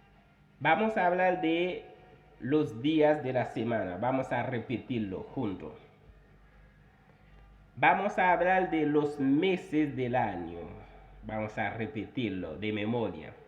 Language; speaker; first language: Spanish; non-native, fluent; Haitian Creole